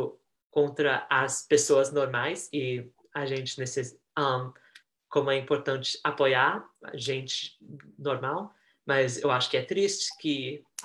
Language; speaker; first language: Portuguese; early bilingual, heritage; Portuguese